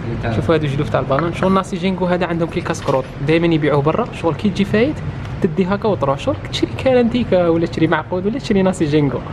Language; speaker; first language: Arabic; native; Arabic